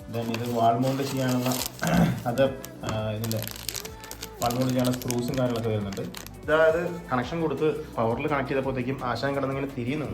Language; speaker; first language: Malayalam; native; Malayalam